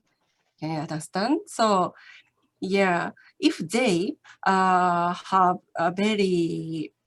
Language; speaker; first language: English; non-native, learner; Japanese